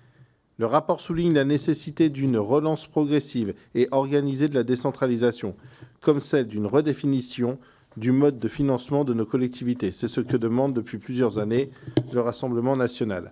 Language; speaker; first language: French; native; French